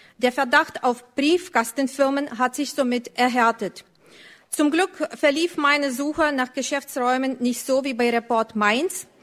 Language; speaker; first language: German; non-native, fluent; Lithuanian